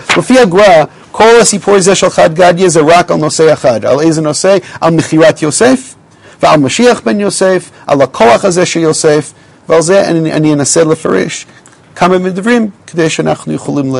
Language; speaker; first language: Hebrew; non-native, fluent; English